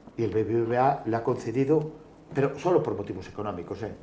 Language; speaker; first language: Spanish; native; Spanish